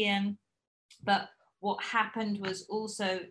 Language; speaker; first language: English; native; English